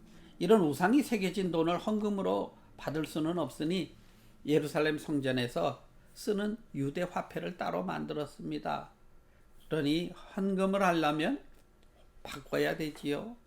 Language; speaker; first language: Korean; native; Korean